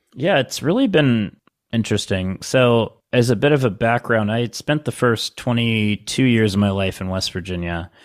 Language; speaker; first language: English; native; English